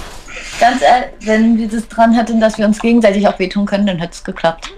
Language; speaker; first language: German; native; German